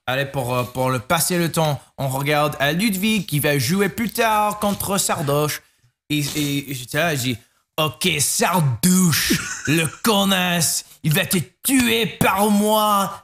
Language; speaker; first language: French; non-native, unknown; English